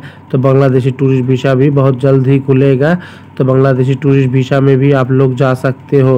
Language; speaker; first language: Hindi; non-native, local second language; Bangla